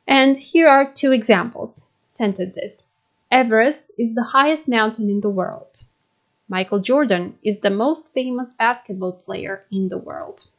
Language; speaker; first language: English; non-native, fluent; Macedonian